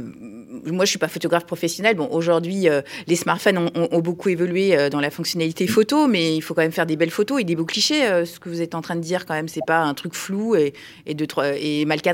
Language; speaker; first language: French; native; French